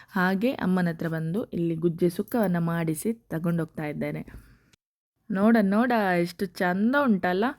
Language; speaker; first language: Kannada; native; Kannada